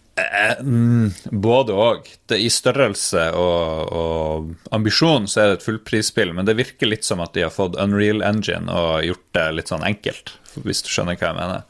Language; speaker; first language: Norwegian; native; Norwegian